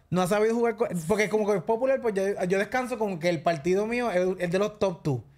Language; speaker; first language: Spanish; native; Spanish